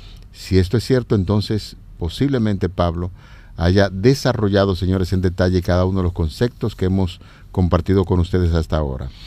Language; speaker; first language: Spanish; native; Spanish